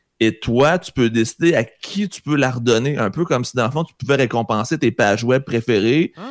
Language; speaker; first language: French; native; French